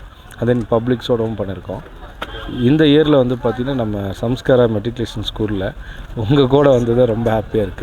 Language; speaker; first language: Tamil; native; Tamil